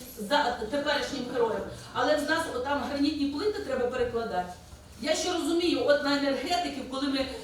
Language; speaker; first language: Ukrainian; native; Ukrainian